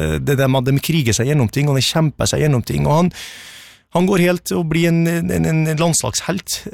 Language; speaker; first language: Norwegian; early bilingual, other home language; Arabic